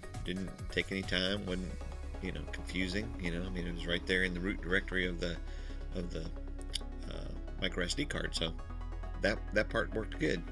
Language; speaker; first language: English; native; English